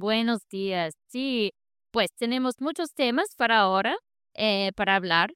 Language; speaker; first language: Spanish; non-native, fluent; English